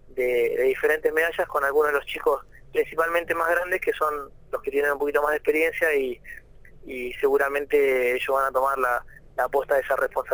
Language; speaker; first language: Spanish; native; Spanish